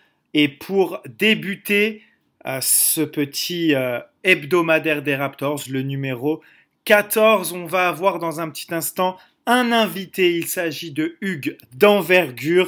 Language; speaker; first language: French; native; French